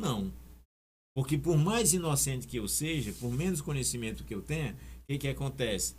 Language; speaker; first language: Portuguese; native; Portuguese